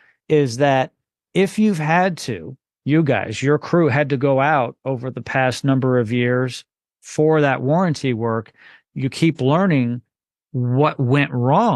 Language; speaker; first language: English; native; English